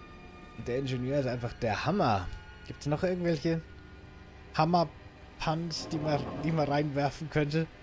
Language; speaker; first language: German; native; German